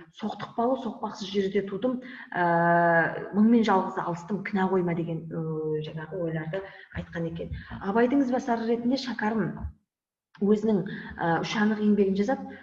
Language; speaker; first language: Kazakh; native; Kazakh